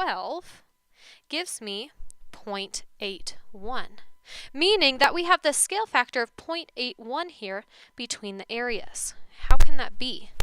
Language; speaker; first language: English; native; English